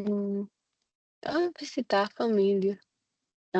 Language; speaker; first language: Portuguese; non-native, learner; Spanish